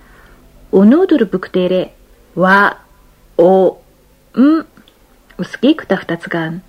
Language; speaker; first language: Mongolian; non-native, fluent; Japanese